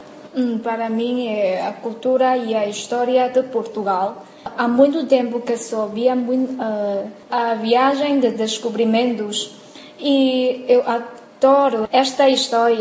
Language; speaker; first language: Portuguese; non-native, learner; Chinese